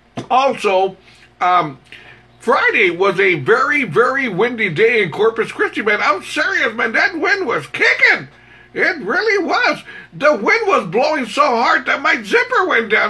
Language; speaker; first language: English; native; English